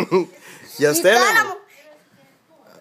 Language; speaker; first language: Spanish; native; Spanish